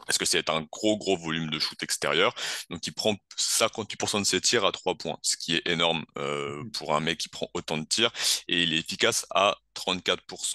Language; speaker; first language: French; native; French